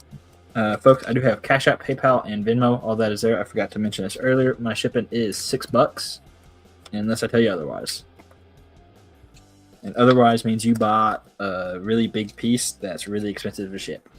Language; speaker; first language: English; native; English